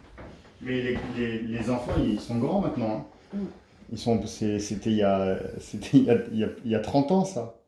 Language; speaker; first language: French; native; French